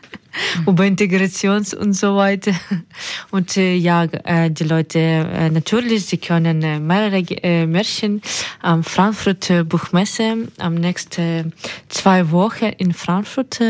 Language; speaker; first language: German; non-native, learner; Ukrainian